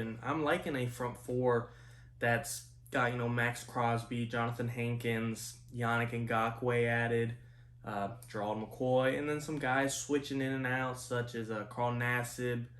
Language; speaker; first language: English; native; English